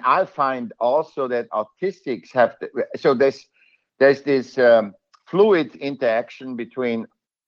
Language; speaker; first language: English; non-native, fluent; German